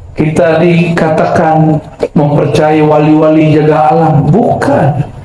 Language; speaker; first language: Malay; non-native, local second language; Minangkabau